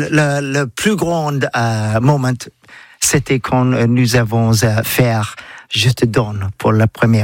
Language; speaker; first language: French; non-native, learner; English